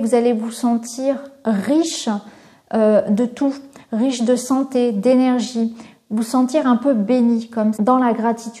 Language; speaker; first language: French; native; French